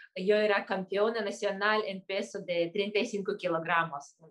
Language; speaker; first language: Spanish; non-native, fluent; Kyrgyz